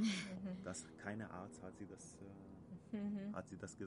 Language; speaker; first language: German; non-native, learner; Hebrew